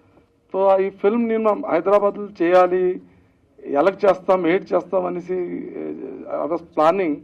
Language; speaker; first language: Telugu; early bilingual, heritage; Telugu